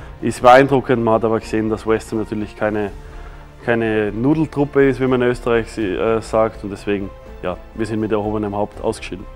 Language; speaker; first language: German; native; German